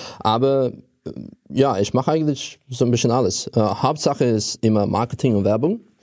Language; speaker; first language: German; non-native, fluent; Russian